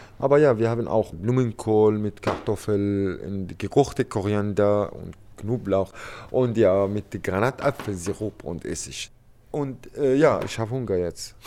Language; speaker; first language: German; non-native, learner; Arabic